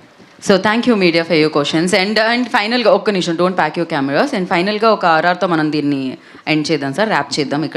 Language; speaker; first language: Telugu; native; Telugu